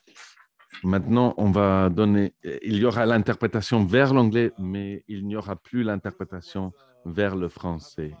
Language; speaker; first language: French; non-native, fluent; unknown